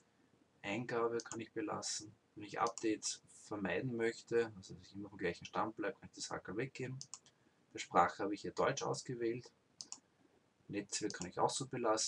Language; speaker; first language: German; native; German